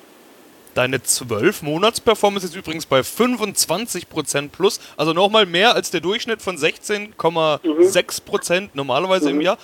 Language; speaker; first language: German; native; German